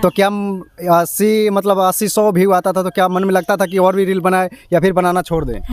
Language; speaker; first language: Hindi; native; Hindi